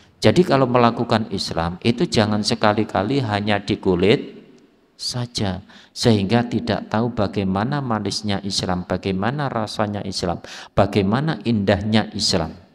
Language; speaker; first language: Indonesian; native; Indonesian